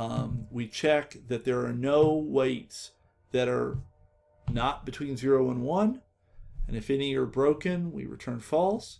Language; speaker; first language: English; native; English